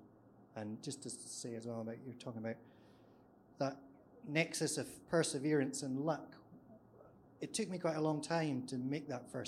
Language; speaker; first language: English; native; English